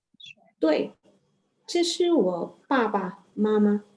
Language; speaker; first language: Chinese; non-native, learner; Indonesian